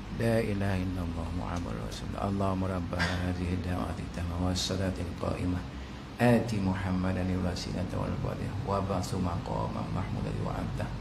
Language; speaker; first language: Malay; native; Malay